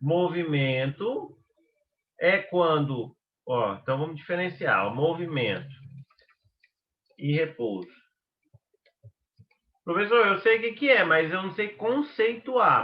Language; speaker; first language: Portuguese; native; Portuguese